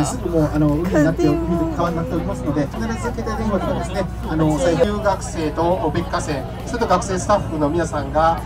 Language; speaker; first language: Japanese; native; Japanese